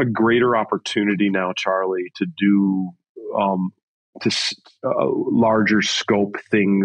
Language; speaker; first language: English; native; English